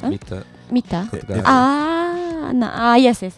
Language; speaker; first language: English; non-native, learner; Japanese